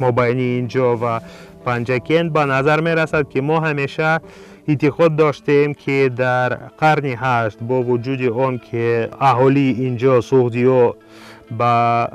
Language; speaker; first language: Persian; non-native, fluent; Russian